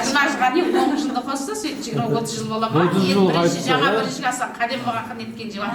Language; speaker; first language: Kazakh; native; Kazakh